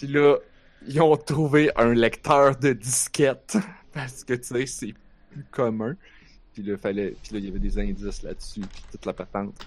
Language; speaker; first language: French; native; French